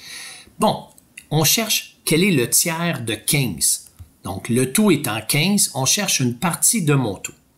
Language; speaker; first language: French; native; French